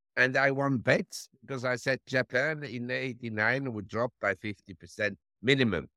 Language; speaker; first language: English; non-native, fluent; German